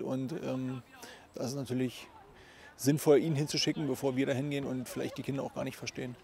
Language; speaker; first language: German; native; German